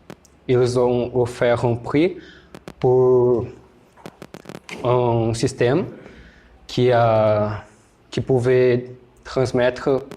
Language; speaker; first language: French; non-native, learner; Portuguese